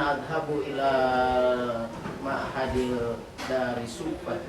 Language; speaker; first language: Arabic; non-native, learner; Indonesian